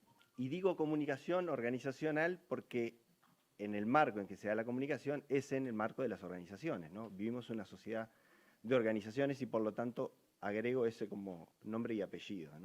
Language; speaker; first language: Spanish; native; Spanish